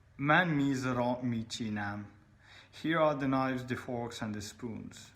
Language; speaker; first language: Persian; non-native, learner; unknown